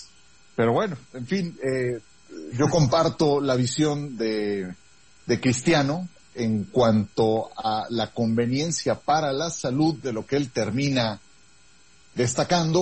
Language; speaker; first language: Spanish; native; Spanish